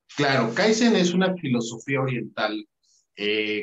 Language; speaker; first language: Spanish; native; Spanish